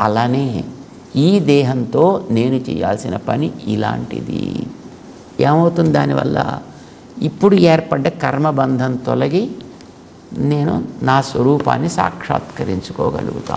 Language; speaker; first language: Telugu; native; Telugu